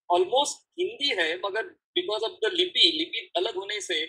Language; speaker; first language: Hindi; non-native, local second language; Marathi